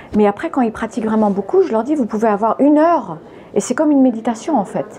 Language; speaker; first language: French; early bilingual, other home language; English